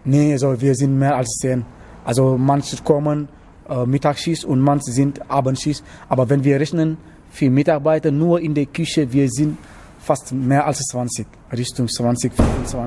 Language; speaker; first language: German; non-native, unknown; Wolof